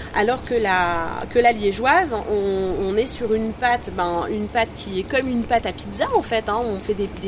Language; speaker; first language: French; native; French